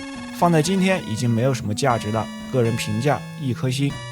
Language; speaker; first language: Chinese; native; Chinese